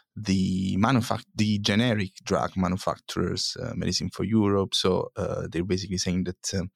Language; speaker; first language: English; non-native, fluent; Italian